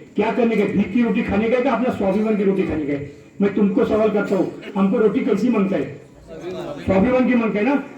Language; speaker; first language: Hindi; non-native, local second language; Marathi